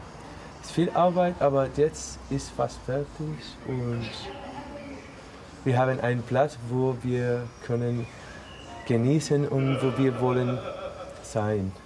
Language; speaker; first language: German; non-native, learner; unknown